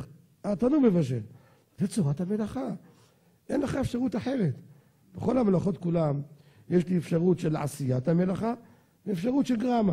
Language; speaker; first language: Hebrew; native; Hebrew